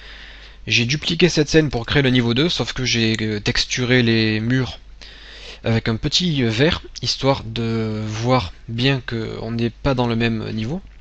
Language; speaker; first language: French; native; French